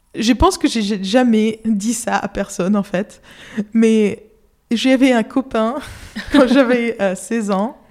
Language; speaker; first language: French; non-native, fluent; Spanish